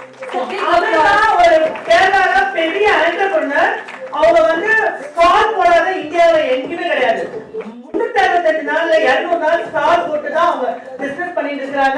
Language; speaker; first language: Tamil; native; Tamil